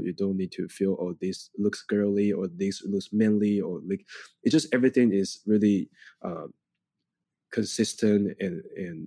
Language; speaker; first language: English; non-native, fluent; Chinese